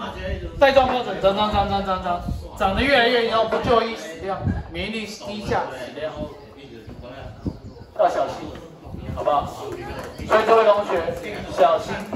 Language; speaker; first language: Chinese; native; Chinese